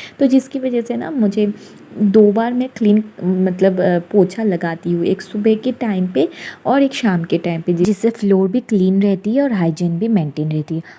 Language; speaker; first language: Hindi; non-native, local second language; Bangla